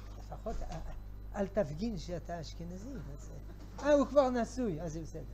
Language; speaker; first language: Hebrew; non-native, fluent; French